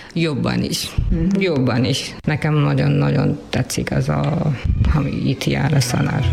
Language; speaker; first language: Hungarian; non-native, learner; Urdu